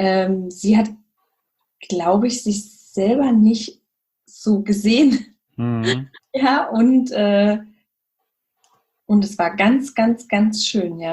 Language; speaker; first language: German; native; German